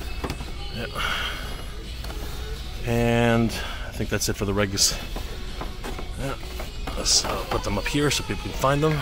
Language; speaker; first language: English; native; English